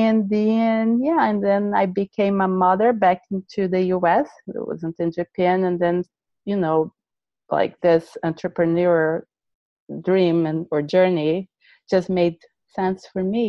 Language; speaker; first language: English; non-native, fluent; Portuguese